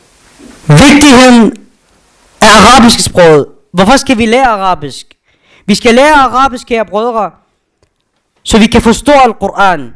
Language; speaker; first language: Danish; non-native, fluent; Arabic